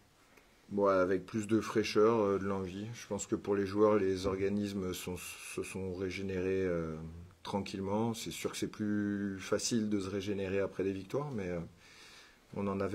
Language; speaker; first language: French; native; French